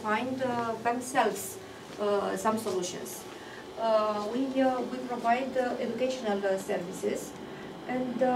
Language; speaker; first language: English; non-native, fluent; Romanian